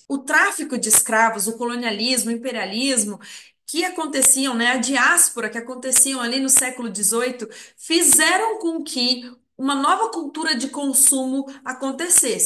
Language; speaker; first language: Portuguese; native; Portuguese